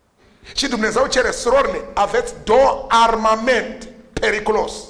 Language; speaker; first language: Romanian; non-native, learner; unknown